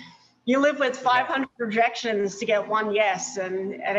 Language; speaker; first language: English; native; English